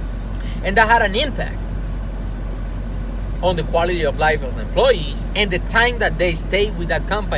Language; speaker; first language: English; non-native, fluent; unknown